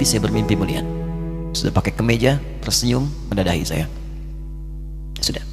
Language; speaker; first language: Indonesian; native; Indonesian